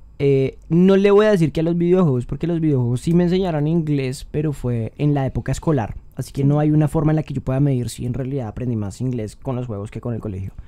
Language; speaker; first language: Spanish; native; Spanish